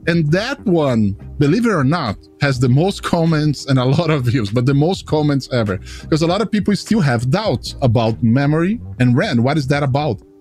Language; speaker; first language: English; non-native, fluent; Portuguese